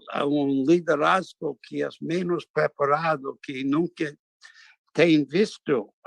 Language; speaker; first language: Spanish; non-native, fluent; English